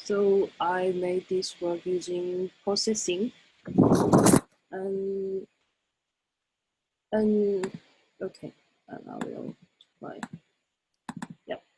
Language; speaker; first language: English; non-native, learner; Korean